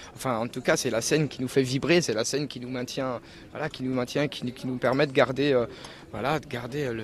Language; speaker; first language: French; native; French